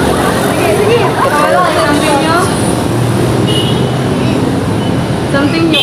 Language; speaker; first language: Filipino; non-native, local second language; Cebuano